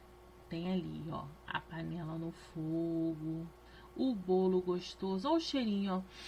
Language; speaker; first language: Portuguese; native; Portuguese